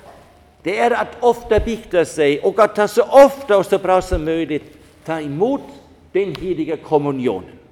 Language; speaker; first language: Swedish; non-native, fluent; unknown